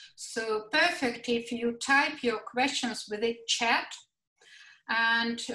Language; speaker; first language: English; non-native, fluent; Latvian